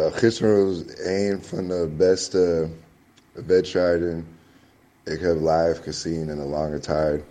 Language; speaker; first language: Dutch; non-native, learner; English